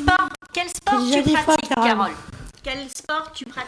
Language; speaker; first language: French; native; French